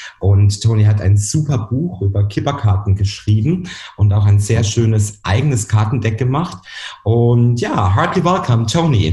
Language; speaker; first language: German; native; German